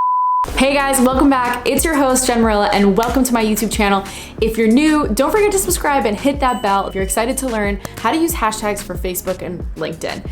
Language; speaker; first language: English; native; English